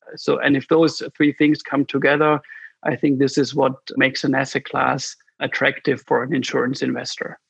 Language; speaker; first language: English; non-native, fluent; German